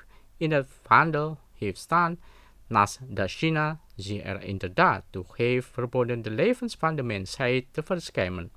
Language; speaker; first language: Dutch; non-native, fluent; Indonesian